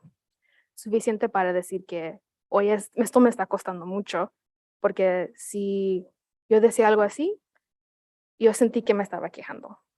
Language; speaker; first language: Spanish; early bilingual, heritage; Spanish